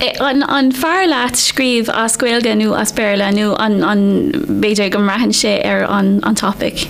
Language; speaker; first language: Irish; non-native, local second language; English